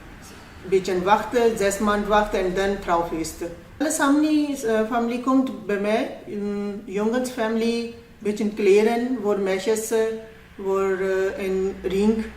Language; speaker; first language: Dutch; non-native, learner; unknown